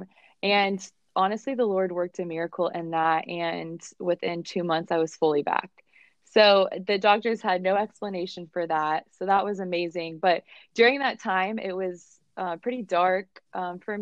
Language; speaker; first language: English; native; English